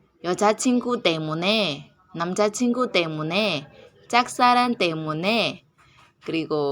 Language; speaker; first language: Korean; non-native, fluent; Burmese